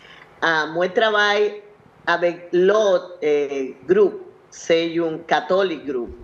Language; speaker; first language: Haitian Creole; non-native, learner; Spanish